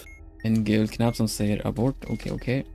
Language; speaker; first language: Swedish; non-native, learner; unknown